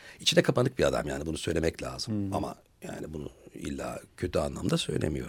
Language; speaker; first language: Turkish; native; Turkish